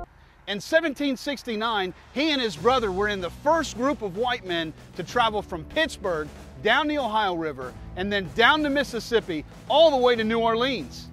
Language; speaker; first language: English; native; English